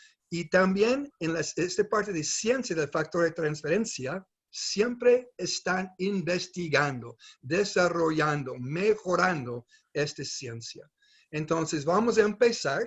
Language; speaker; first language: Spanish; non-native, fluent; English